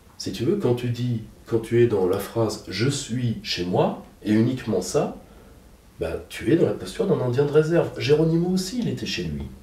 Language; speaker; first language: French; native; French